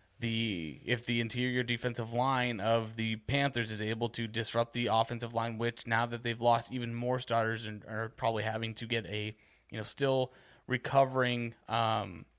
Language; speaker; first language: English; native; English